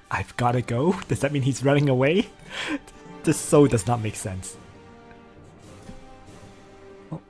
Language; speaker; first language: English; native; English